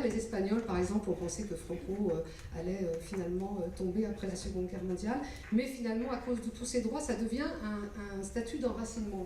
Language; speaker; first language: French; native; French